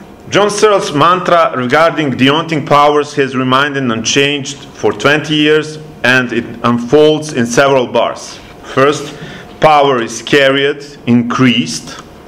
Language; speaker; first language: English; non-native, fluent; Serbian